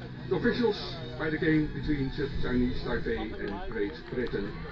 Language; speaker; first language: English; non-native, fluent; Dutch